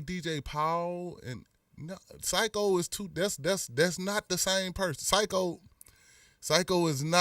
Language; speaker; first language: English; native; English